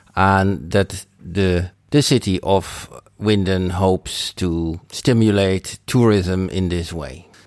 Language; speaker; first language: English; non-native, fluent; Dutch